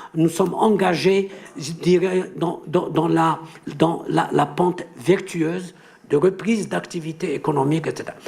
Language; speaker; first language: French; non-native, local second language; Arabic